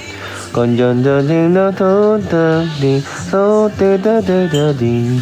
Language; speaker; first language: Vietnamese; non-native, learner; Korean